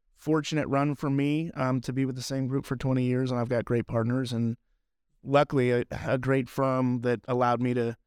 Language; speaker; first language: English; native; English